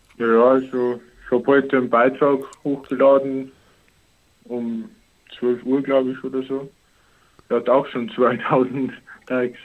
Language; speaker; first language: German; native; German